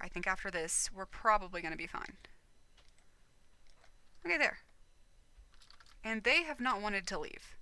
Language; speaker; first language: English; native; English